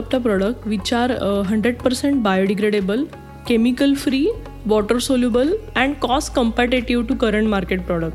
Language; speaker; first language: English; non-native, local second language; Marathi